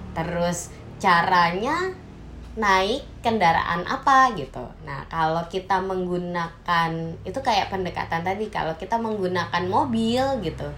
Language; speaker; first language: Indonesian; native; Indonesian